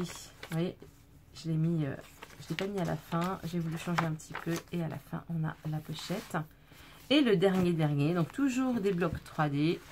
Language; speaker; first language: French; native; French